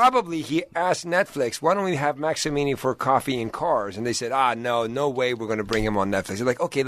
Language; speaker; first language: English; native; English